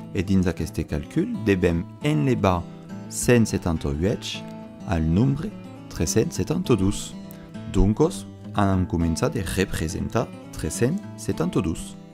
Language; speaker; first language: Occitan; non-native, local second language; French